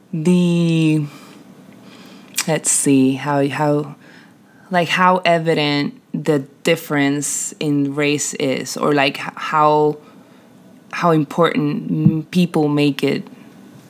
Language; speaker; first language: English; non-native, fluent; Spanish